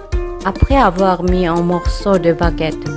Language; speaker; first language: French; non-native, learner; Korean